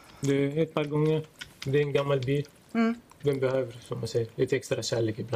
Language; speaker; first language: Swedish; non-native, local second language; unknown